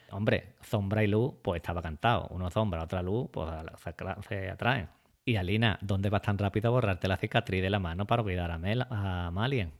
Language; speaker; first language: Spanish; native; Spanish